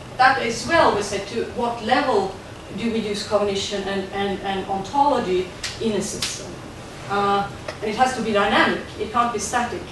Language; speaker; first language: English; non-native, fluent; Swedish